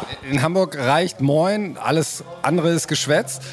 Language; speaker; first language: German; native; German